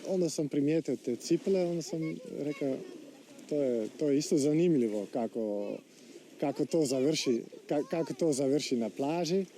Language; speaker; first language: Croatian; non-native, fluent; Dutch